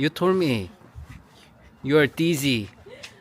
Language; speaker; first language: English; non-native, learner; Korean